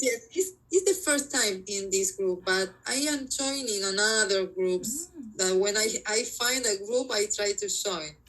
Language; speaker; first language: English; non-native, learner; Spanish